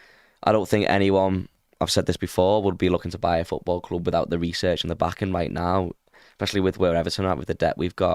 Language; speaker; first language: English; native; English